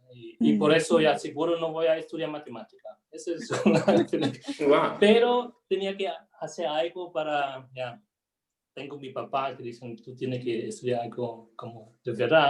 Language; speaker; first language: Spanish; non-native, fluent; German